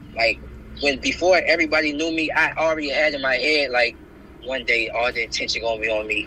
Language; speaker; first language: English; native; English